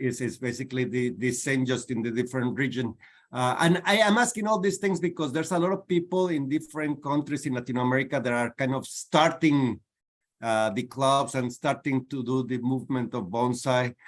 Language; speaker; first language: English; non-native, fluent; Spanish